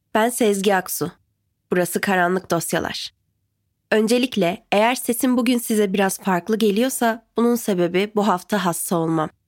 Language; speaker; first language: Turkish; native; Turkish